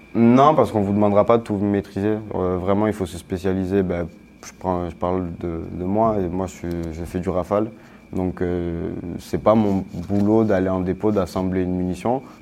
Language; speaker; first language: French; native; French